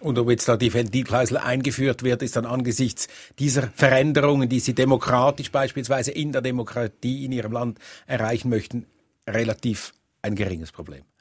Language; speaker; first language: German; native; German